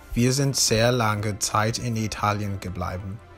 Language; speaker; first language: German; non-native, learner; Spanish